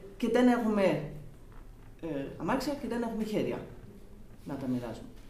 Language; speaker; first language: Greek; non-native, learner; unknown